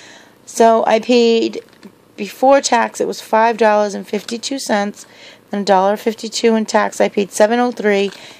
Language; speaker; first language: English; native; English